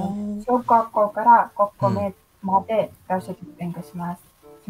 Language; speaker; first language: Japanese; non-native, learner; Mongolian